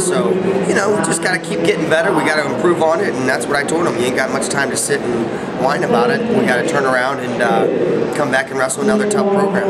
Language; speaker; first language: English; native; English